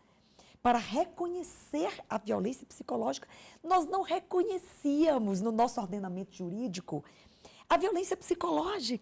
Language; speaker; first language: Portuguese; native; Portuguese